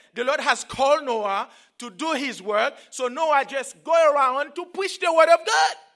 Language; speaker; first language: English; non-native, fluent; Haitian Creole